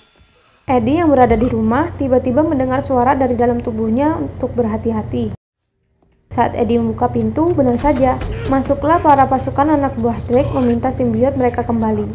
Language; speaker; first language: Indonesian; native; Indonesian